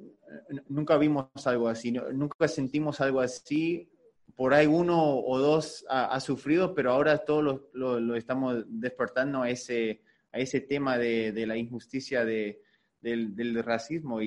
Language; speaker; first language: Spanish; early bilingual, heritage; Spanish